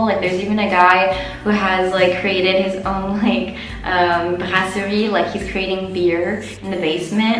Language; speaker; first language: English; native; English